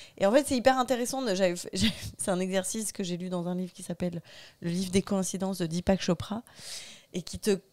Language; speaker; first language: French; native; French